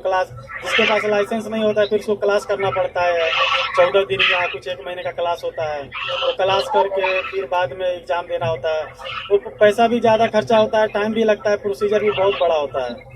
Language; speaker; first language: Hindi; native; Hindi